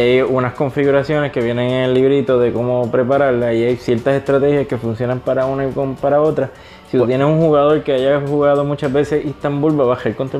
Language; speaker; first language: Spanish; native; Spanish